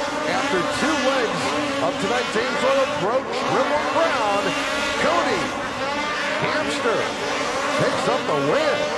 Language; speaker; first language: English; native; English